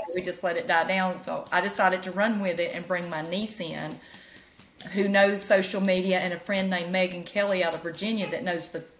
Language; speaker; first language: English; native; English